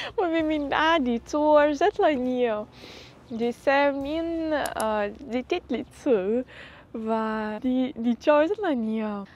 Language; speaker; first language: Vietnamese; non-native, fluent; Russian